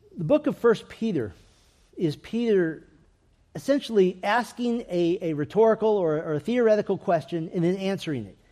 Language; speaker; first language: English; native; English